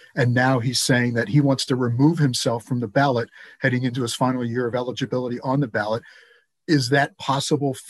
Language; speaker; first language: English; native; English